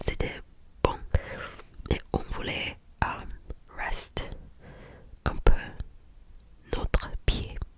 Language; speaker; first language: French; non-native, learner; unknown